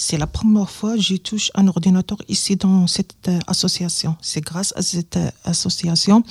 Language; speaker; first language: French; non-native, learner; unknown